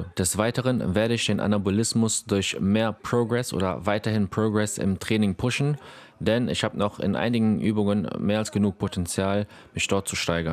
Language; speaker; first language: German; native; German